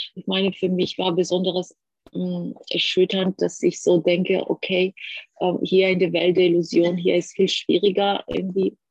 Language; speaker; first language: German; non-native, fluent; Georgian